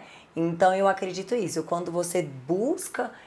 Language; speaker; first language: Portuguese; native; Portuguese